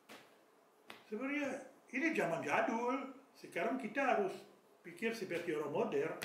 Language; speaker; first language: Indonesian; non-native, fluent; French